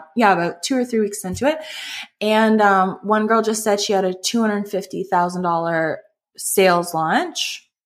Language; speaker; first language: English; native; English